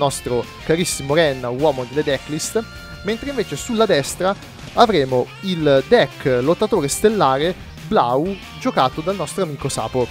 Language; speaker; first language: Italian; native; Italian